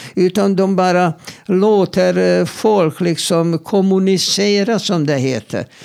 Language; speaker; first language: Swedish; non-native, fluent; Hebrew